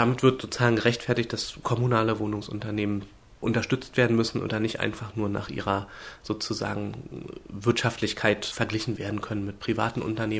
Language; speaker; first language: German; native; German